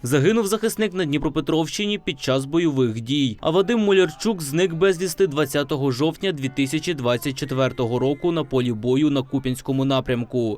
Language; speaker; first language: Ukrainian; native; Ukrainian